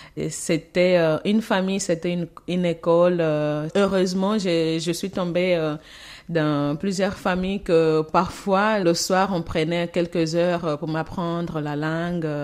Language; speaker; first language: French; non-native, fluent; Portuguese